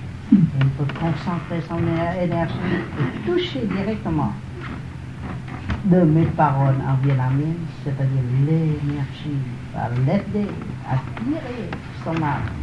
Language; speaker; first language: French; non-native, learner; Vietnamese